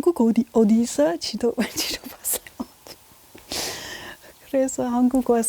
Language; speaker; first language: Korean; non-native, learner; English